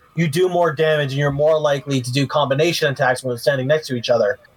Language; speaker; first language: English; early bilingual, heritage; Spanish